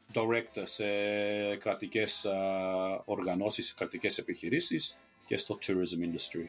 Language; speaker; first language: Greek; early bilingual, heritage; Greek